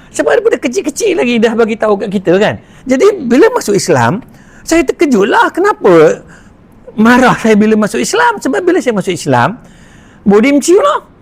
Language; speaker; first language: Malay; non-native, local second language; Min Nan Chinese